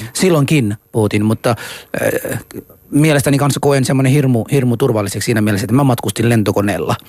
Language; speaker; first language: Finnish; non-native, fluent; Persian